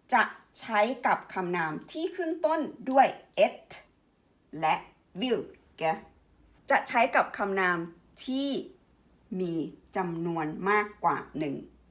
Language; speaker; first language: Thai; native; Thai